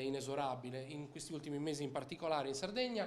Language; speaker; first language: Italian; native; Italian